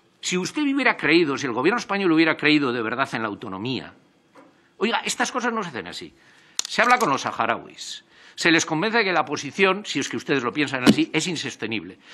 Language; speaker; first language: Spanish; native; Spanish